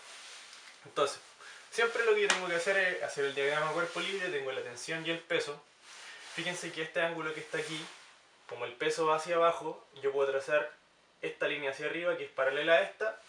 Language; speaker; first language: Spanish; native; Spanish